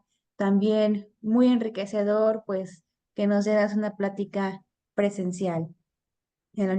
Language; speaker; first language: Spanish; native; Spanish